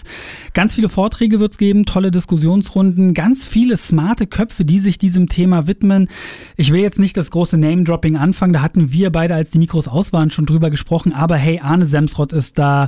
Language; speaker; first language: German; native; German